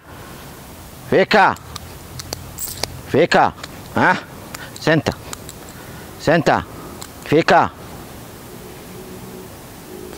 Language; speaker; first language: Portuguese; non-native, learner; Arabic